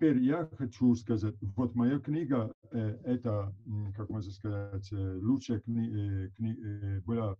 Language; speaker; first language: Russian; non-native, fluent; Italian